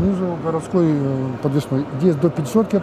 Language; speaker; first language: Russian; native; Russian